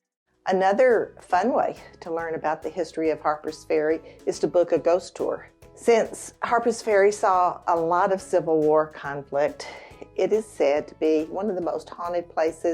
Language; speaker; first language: English; native; English